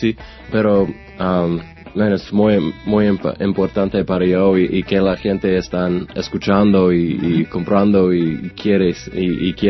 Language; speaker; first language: Spanish; non-native, learner; English